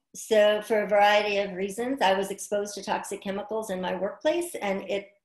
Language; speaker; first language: English; native; English